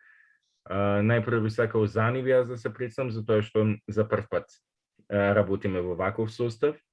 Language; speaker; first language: Macedonian; native; Macedonian